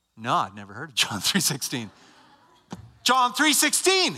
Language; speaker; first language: English; native; English